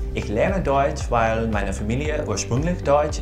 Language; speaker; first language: German; non-native, learner; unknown